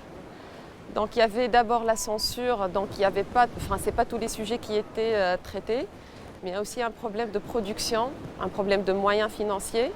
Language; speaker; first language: French; non-native, local second language; Arabic